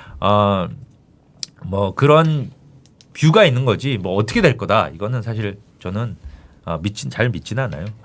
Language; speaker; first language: Korean; native; Korean